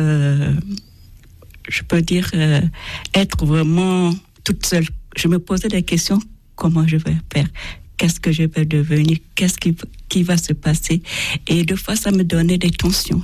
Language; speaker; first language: French; native; French